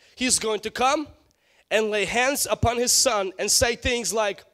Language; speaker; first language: English; non-native, fluent; Ukrainian